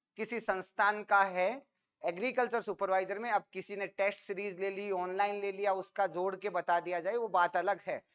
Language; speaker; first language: Hindi; native; Hindi